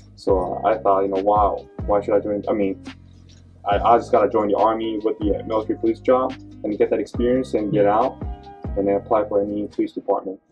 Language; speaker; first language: English; non-native, learner; Korean